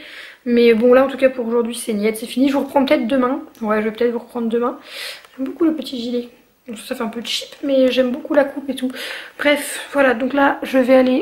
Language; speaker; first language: French; native; French